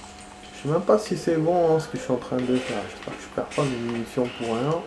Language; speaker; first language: French; native; French